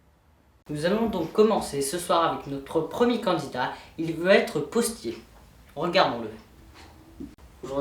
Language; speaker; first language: French; native; French